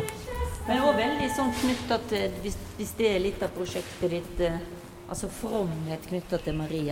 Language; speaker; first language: Norwegian; native; Norwegian